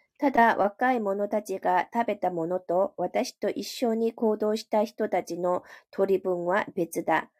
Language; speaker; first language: Japanese; non-native, fluent; Korean